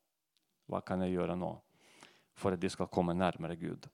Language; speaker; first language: Norwegian; non-native, fluent; Russian